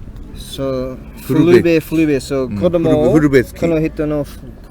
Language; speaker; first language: Japanese; non-native, learner; English